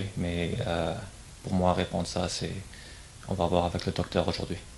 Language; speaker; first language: French; non-native, fluent; English